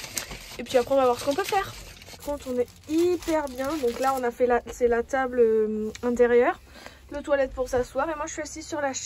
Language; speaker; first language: French; native; French